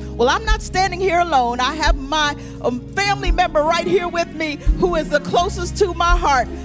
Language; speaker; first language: English; native; English